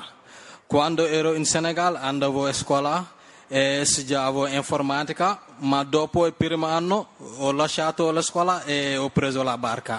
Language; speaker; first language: Italian; non-native, learner; Wolof